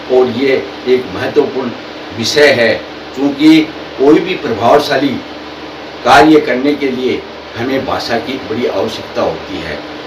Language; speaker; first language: Hindi; native; Hindi